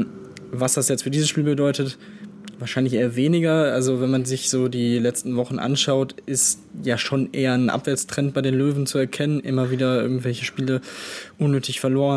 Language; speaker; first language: German; native; German